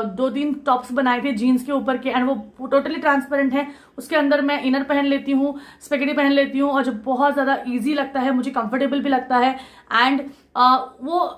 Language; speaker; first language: Hindi; non-native, local second language; Marathi